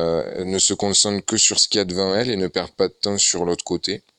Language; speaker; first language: French; native; French